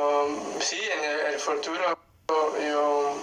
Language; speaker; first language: Spanish; non-native, learner; English